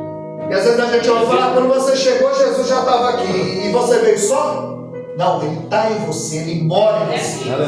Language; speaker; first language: Portuguese; native; Portuguese